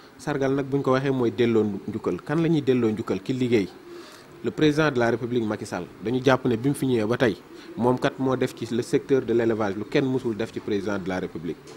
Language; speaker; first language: Wolof; non-native, local second language; Fula